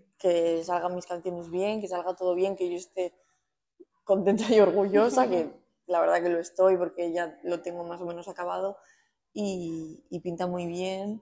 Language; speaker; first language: Spanish; native; Spanish